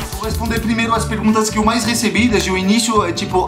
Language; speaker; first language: Portuguese; non-native, fluent; French